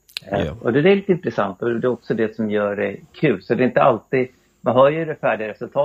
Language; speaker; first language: Swedish; native; Swedish